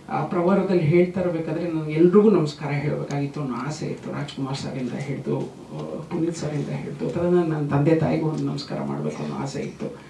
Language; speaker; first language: Kannada; native; Kannada